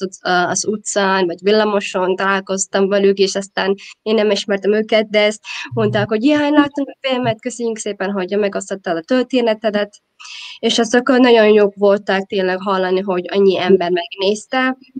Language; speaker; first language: Hungarian; non-native, fluent; Somali